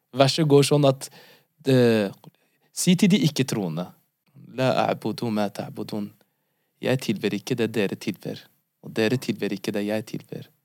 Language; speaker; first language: Norwegian; early bilingual, other home language; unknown